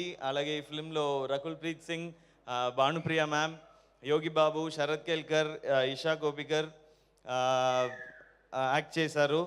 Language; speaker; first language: Telugu; non-native, learner; Tamil